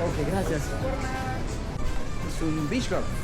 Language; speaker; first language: Spanish; non-native, learner; Amharic